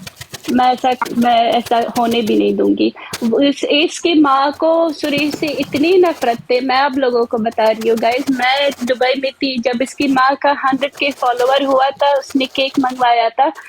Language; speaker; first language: Hindi; native; Hindi